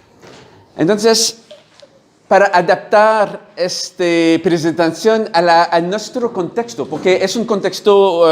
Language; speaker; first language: Spanish; non-native, learner; French